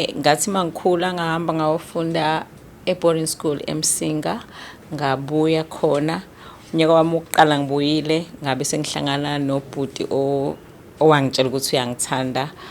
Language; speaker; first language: Zulu; native; Zulu